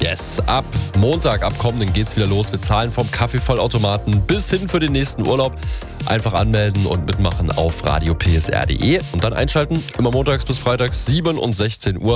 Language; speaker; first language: German; native; German